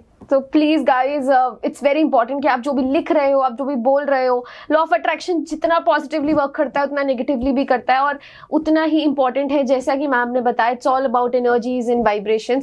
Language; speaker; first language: Hindi; native; Hindi